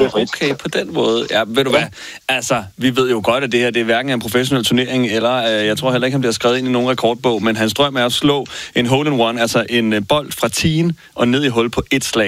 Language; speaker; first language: Danish; native; Danish